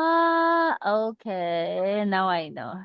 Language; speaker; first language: English; non-native, local second language; Cebuano